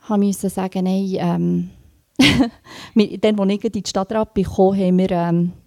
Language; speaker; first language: German; native; German